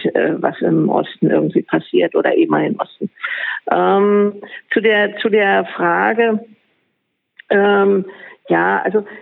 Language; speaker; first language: German; native; German